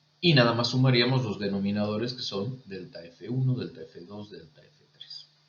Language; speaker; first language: Spanish; native; Spanish